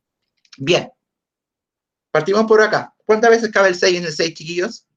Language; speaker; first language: Spanish; native; Spanish